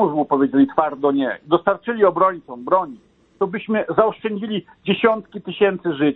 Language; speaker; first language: Polish; native; Polish